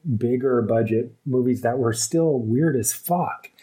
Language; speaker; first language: English; native; English